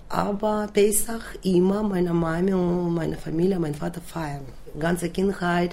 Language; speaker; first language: German; non-native, learner; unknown